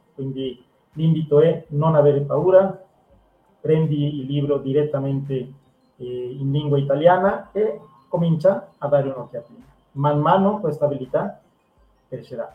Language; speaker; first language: Italian; non-native, fluent; Spanish